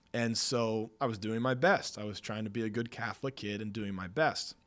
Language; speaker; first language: English; native; English